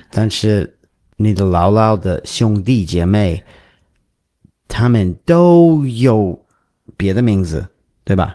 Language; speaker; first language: Chinese; non-native, learner; English